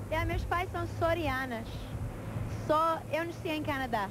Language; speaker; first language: Portuguese; early bilingual, heritage; English